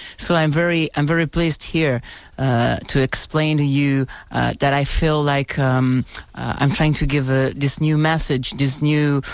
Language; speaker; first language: English; non-native, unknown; Italian